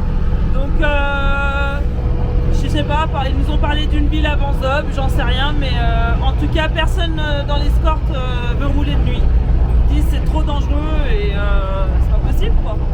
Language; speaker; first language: French; native; French